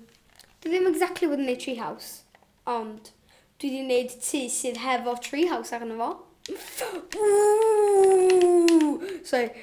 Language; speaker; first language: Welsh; non-native, local second language; English